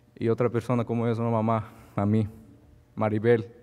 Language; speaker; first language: Spanish; early bilingual, heritage; Spanish